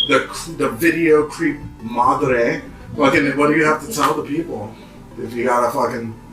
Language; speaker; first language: English; native; English